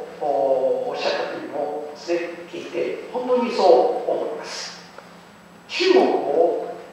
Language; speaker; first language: Japanese; non-native, fluent; Chinese